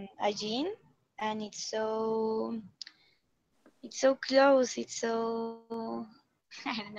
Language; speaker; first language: English; non-native, learner; Spanish